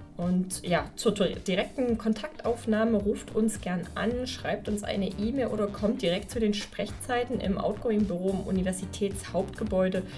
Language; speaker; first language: German; native; German